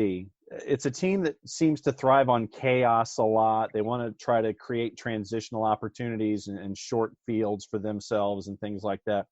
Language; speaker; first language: English; native; English